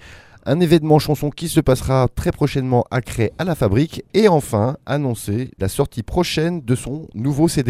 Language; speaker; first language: French; native; French